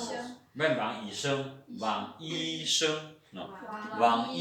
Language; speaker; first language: Chinese; non-native, fluent; Lao